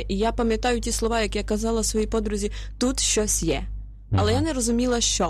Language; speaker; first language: Ukrainian; native; Ukrainian